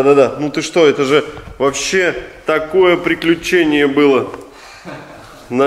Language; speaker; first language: Russian; native; Russian